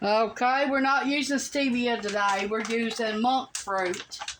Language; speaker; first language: English; native; English